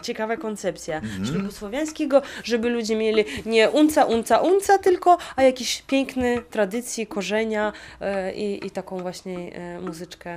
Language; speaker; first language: Polish; non-native, fluent; Russian